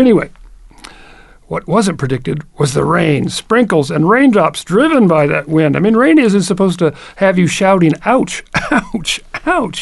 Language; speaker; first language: English; native; English